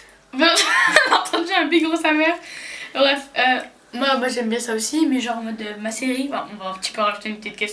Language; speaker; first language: French; native; French